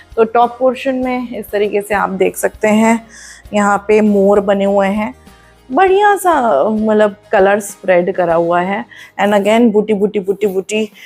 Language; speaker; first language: Hindi; non-native, local second language; Marathi